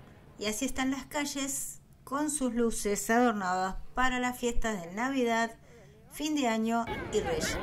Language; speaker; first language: Spanish; native; Spanish